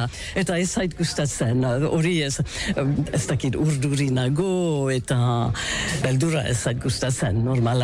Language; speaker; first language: Basque; non-native, learner; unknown